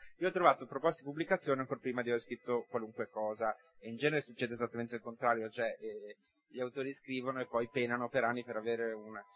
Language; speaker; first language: Italian; native; Italian